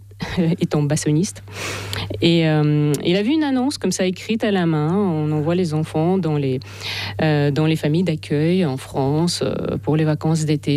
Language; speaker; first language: French; non-native, fluent; Russian